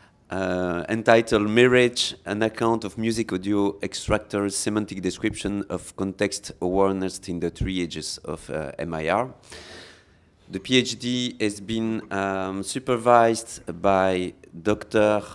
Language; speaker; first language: English; non-native, fluent; French